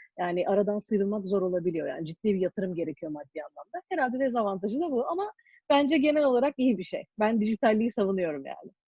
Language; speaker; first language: Turkish; early bilingual, heritage; Turkish